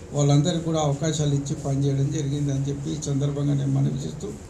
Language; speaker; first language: Telugu; native; Telugu